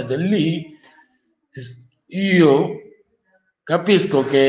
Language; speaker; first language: Italian; non-native, learner; Wolof